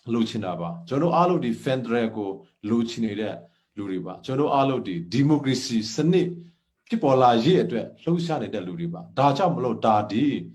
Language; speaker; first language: Burmese; non-native, local second language; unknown